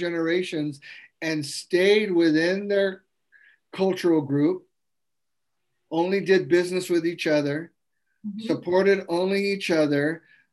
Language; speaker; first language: English; native; English